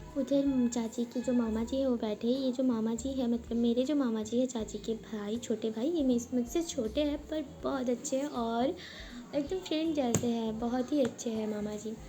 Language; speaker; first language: Hindi; non-native, local second language; Bangla